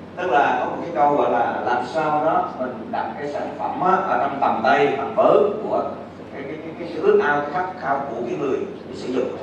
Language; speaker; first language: Vietnamese; native; Vietnamese